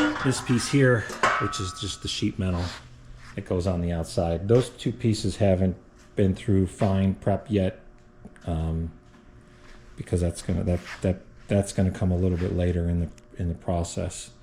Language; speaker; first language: English; native; English